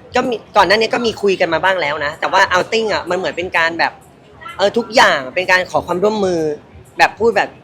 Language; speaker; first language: Thai; native; Thai